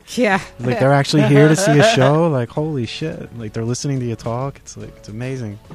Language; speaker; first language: English; native; English